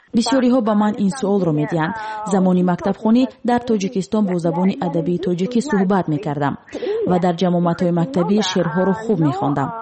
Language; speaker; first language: Tajik; non-native, local second language; Shughni